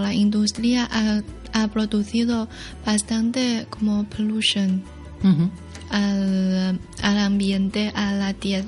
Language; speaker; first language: Spanish; non-native, learner; Chinese